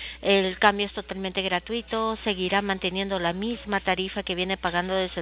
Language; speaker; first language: Spanish; native; Spanish